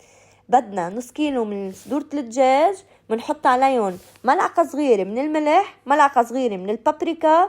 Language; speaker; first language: Arabic; native; Arabic